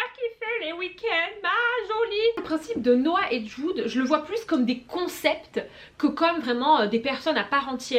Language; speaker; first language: French; native; French